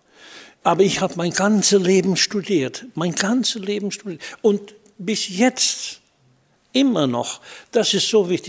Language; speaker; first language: German; non-native, fluent; Dutch